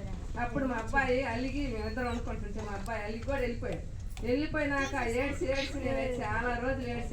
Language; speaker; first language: Telugu; native; Telugu